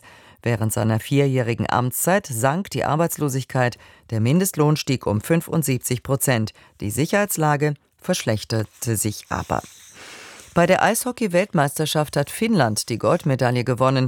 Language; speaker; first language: German; native; German